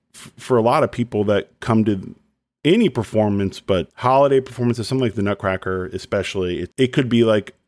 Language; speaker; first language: English; native; English